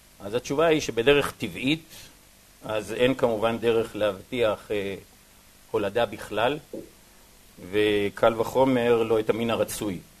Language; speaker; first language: Hebrew; native; Hebrew